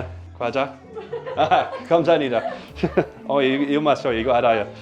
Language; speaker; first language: Korean; non-native, learner; Dutch